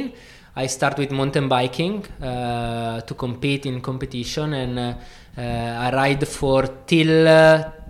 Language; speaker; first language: English; non-native, fluent; Italian